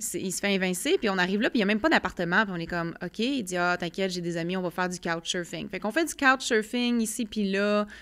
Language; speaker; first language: French; native; French